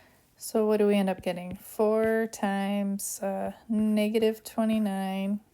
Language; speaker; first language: English; native; English